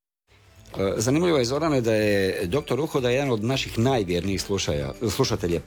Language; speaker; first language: Croatian; native; Croatian